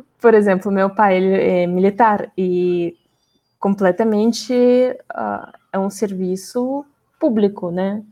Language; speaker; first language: Portuguese; non-native, fluent; Russian